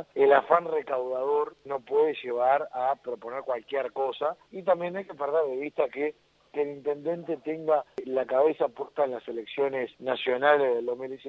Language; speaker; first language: Spanish; native; Spanish